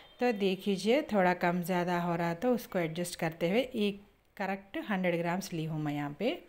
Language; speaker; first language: Hindi; non-native, local second language; Urdu